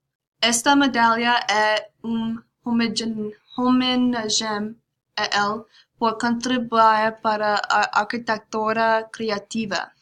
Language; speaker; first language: Portuguese; non-native, learner; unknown